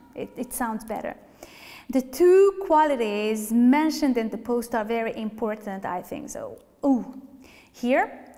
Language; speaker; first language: English; non-native, fluent; Hungarian